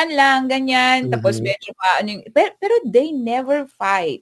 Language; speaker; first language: English; non-native, local second language; Filipino